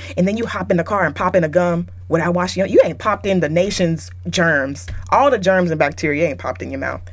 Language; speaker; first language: English; native; English